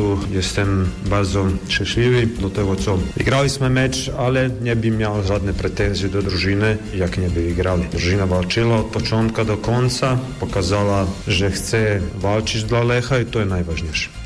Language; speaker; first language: Polish; non-native, learner; Croatian